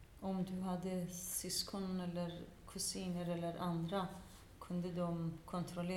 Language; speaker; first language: Swedish; non-native, fluent; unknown